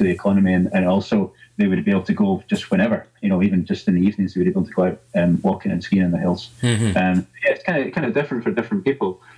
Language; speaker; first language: English; native; English